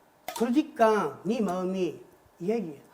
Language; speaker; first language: Korean; non-native, learner; Japanese